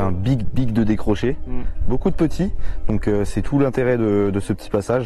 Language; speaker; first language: French; native; French